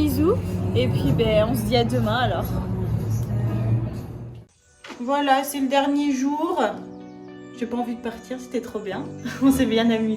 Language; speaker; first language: French; native; French